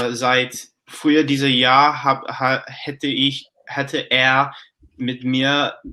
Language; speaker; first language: German; non-native, learner; English